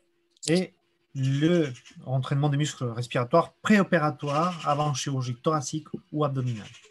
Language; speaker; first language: French; native; French